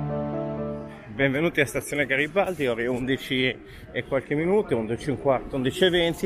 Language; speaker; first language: Italian; native; Italian